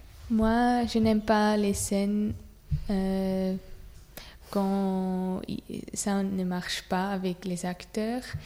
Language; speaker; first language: French; non-native, fluent; German